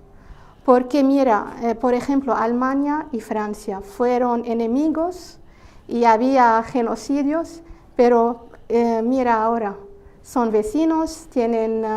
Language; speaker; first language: Spanish; non-native, fluent; Arabic